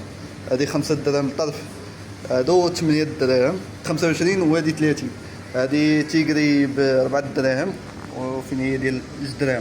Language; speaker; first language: Arabic; native; Arabic